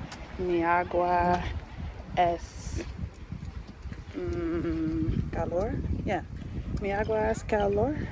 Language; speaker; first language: Spanish; non-native, learner; English